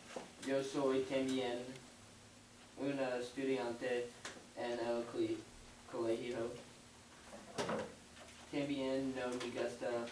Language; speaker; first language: Spanish; non-native, learner; English